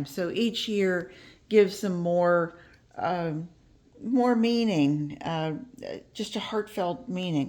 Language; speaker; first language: English; native; English